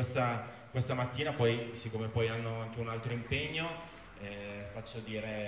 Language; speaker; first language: Italian; native; Italian